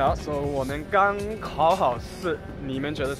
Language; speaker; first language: Chinese; non-native, fluent; English